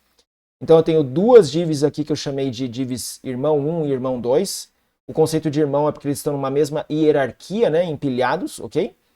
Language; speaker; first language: Portuguese; native; Portuguese